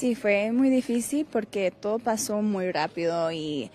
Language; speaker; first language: Spanish; early bilingual, heritage; Spanish